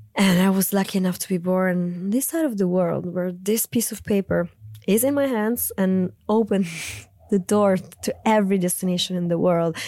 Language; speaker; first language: English; non-native, fluent; Italian